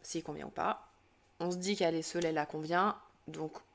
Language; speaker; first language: French; native; French